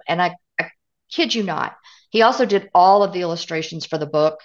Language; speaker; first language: English; native; English